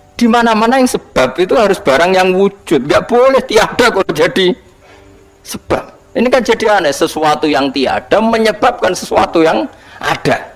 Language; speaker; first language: Indonesian; non-native, local second language; Javanese